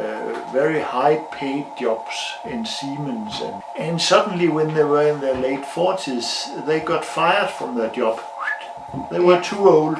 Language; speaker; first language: English; non-native, learner; Danish